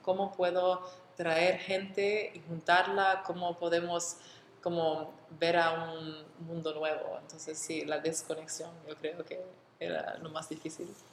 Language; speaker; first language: Spanish; early bilingual, other home language; English